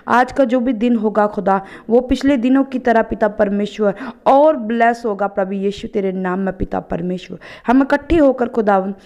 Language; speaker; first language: Hindi; non-native, local second language; Punjabi